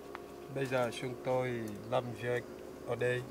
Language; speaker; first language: Vietnamese; non-native, learner; Portuguese